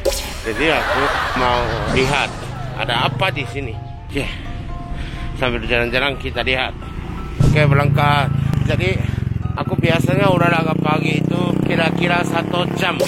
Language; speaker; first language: Indonesian; non-native, learner; Japanese